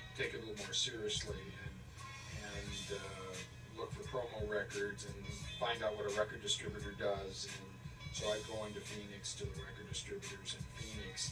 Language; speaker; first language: English; native; English